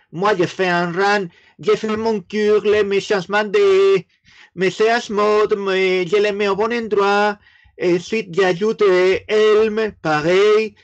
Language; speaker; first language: French; non-native, fluent; Spanish